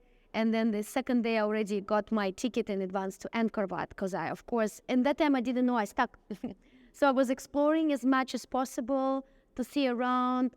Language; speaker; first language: English; non-native, fluent; Russian